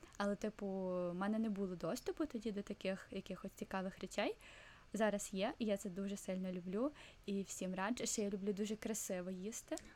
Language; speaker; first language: Ukrainian; non-native, local second language; Russian